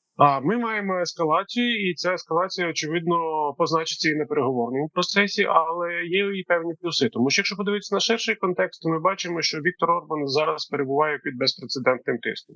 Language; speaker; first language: Ukrainian; native; Ukrainian